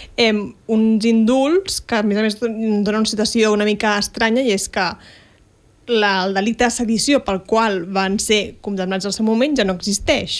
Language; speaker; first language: Catalan; native; Catalan